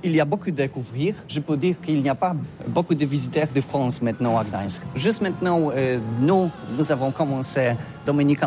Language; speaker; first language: French; non-native, learner; Polish